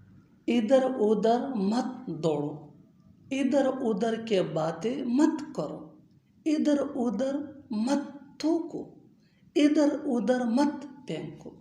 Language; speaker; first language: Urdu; non-native, local second language; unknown